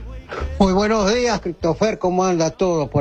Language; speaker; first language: Spanish; native; Spanish